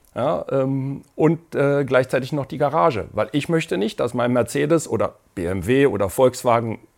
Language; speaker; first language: German; native; German